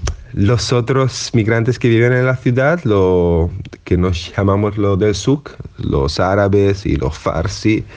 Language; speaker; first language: Spanish; non-native, fluent; Italian